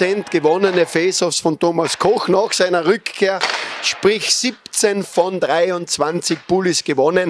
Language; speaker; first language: German; native; German